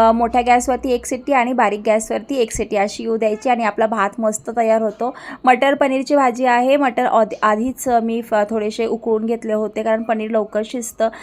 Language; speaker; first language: Marathi; early bilingual, other home language; Hindi